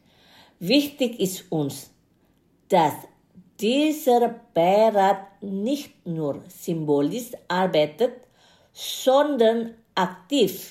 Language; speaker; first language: German; non-native, fluent; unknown